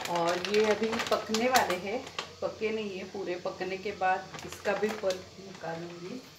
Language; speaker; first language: Hindi; non-native, local second language; Marathi